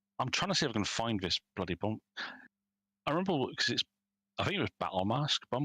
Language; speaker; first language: English; native; English